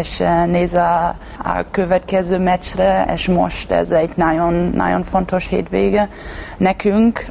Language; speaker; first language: Hungarian; non-native, learner; Slovenian